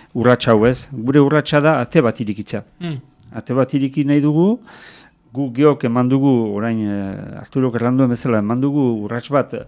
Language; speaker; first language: Basque; native; Basque